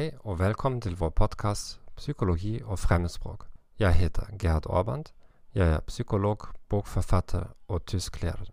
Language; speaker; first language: Norwegian; non-native, learner; German